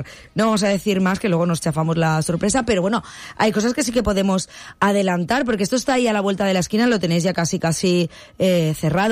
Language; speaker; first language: Spanish; native; Spanish